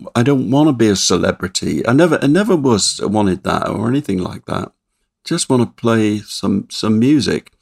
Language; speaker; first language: English; native; English